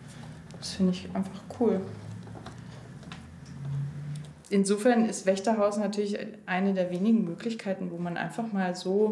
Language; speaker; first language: German; native; German